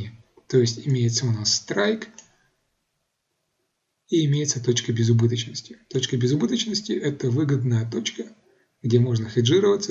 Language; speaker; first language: Russian; native; Russian